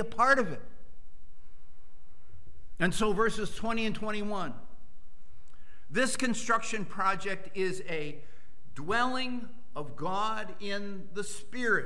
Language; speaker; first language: English; native; English